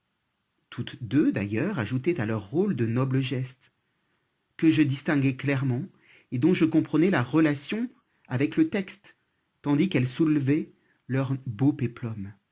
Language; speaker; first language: French; native; French